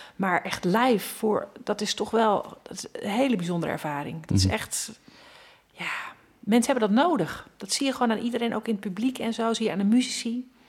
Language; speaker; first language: Dutch; native; Dutch